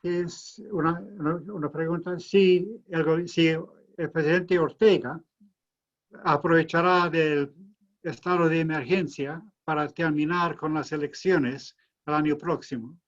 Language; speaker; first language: Spanish; non-native, fluent; English